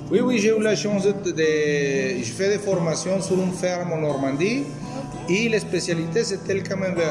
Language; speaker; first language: French; non-native, fluent; Spanish